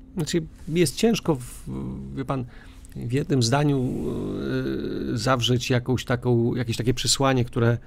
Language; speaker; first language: Polish; native; Polish